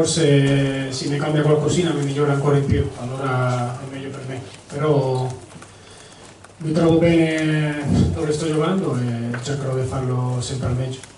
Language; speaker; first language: Italian; non-native, fluent; Spanish